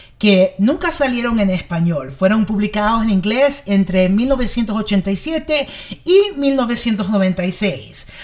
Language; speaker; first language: Spanish; early bilingual, heritage; English